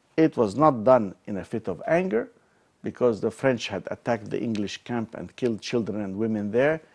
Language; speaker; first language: English; non-native, fluent; Arabic